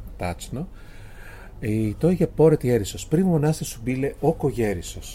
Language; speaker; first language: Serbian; non-native, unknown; Greek